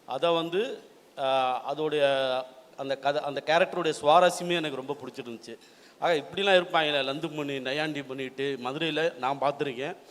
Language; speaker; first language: Tamil; native; Tamil